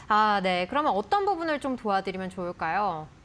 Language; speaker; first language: Korean; native; Korean